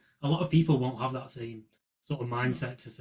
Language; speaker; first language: English; native; English